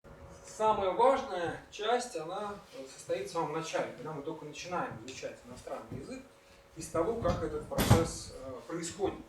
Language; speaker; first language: Russian; native; Russian